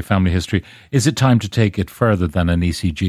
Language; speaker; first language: English; native; English